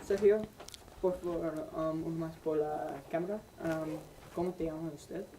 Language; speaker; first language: Spanish; non-native, learner; English